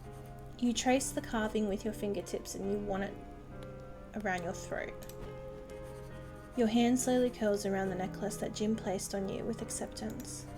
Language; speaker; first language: English; native; English